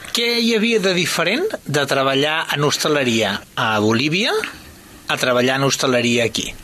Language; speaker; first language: Catalan; native; Catalan